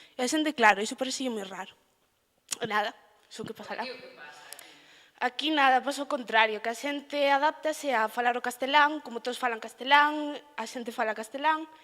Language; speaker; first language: Galician; native; Galician